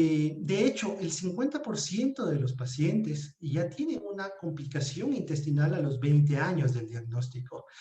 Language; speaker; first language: Spanish; native; Spanish